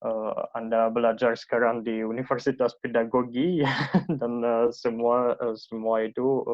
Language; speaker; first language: Indonesian; non-native, learner; Russian